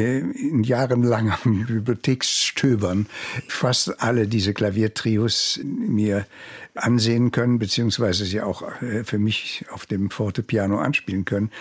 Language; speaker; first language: German; native; German